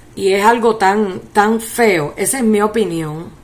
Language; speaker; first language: Spanish; early bilingual, heritage; Spanish